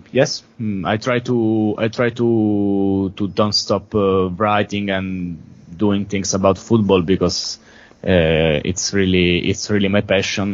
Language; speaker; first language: English; non-native, fluent; Italian